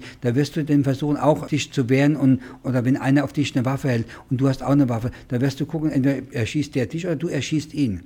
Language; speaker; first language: German; native; German